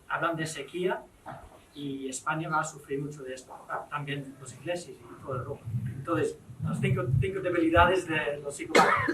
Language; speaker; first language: Spanish; non-native, fluent; English